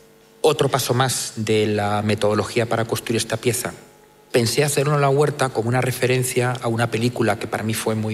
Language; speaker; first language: Spanish; native; Spanish